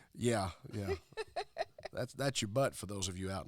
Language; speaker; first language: English; native; English